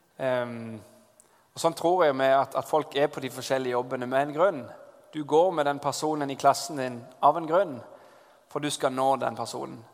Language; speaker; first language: Norwegian; native; Norwegian